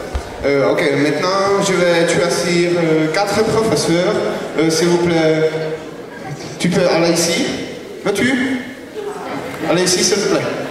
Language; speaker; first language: French; non-native, learner; Czech